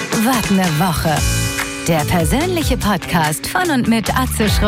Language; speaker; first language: German; native; German